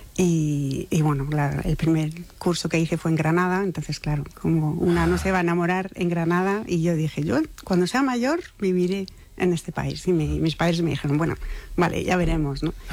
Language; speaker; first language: Spanish; non-native, fluent; French